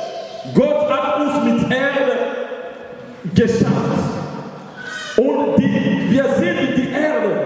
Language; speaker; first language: German; non-native, learner; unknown